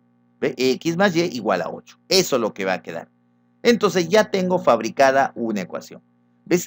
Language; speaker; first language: Spanish; native; Spanish